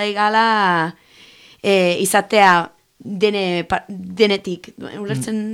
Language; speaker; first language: Basque; non-native, learner; Spanish